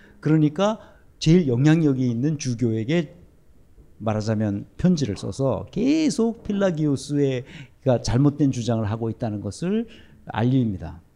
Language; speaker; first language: Korean; native; Korean